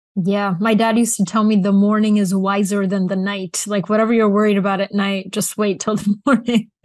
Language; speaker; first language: English; early bilingual, other home language; Bulgarian